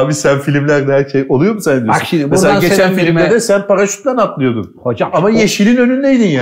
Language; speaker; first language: Turkish; native; Turkish